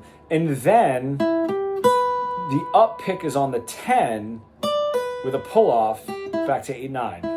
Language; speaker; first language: English; native; English